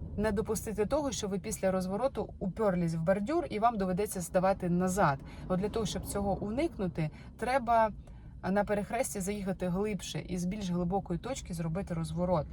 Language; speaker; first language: Ukrainian; non-native, local second language; Russian